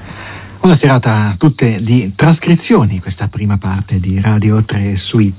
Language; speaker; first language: Italian; native; Italian